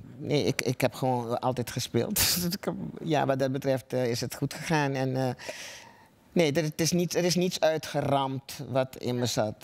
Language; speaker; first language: Dutch; native; Dutch